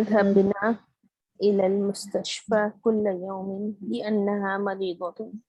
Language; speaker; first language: Arabic; non-native, learner; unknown